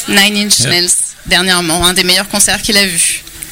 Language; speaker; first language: French; native; French